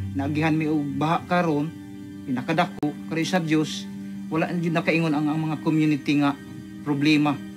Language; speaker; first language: Cebuano; non-native, local second language; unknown